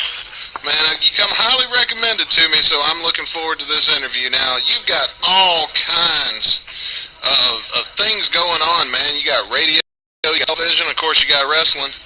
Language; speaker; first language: English; native; English